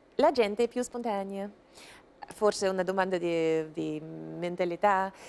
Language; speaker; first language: Italian; non-native, learner; Russian